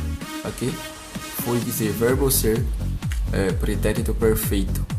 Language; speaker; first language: Portuguese; non-native, learner; Haitian Creole